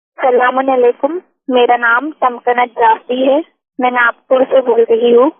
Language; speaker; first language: Urdu; native; Urdu